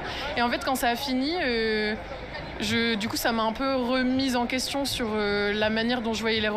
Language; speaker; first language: French; native; French